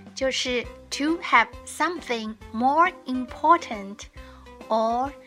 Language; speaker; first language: English; non-native, fluent; Chinese